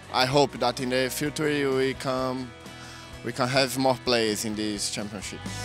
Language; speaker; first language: English; non-native, learner; Portuguese